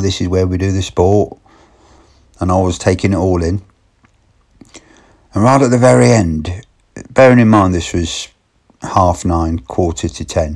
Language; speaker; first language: English; native; English